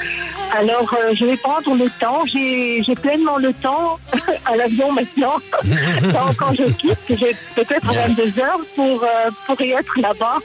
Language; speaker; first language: French; non-native, local second language; Arabic